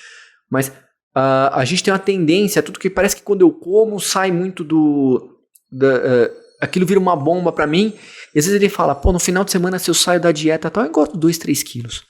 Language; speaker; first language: Portuguese; native; Portuguese